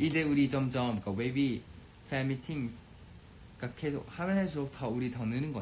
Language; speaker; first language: Korean; non-native, fluent; Thai